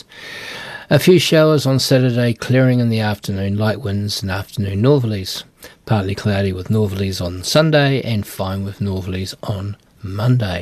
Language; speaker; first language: English; native; English